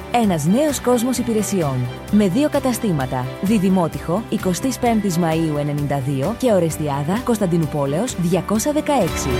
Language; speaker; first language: Greek; native; Greek